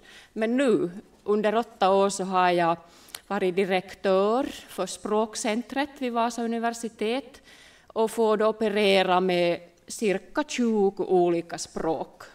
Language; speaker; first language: Swedish; non-native, local second language; Finnish